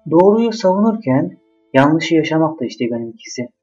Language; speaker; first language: Turkish; native; Turkish